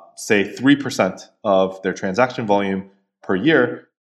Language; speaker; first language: English; native; English